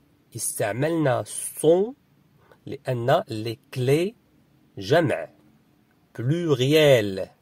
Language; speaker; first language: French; non-native, fluent; Arabic